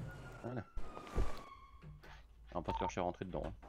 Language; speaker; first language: French; native; French